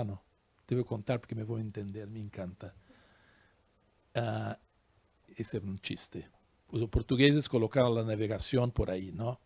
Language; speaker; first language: Spanish; non-native, fluent; Portuguese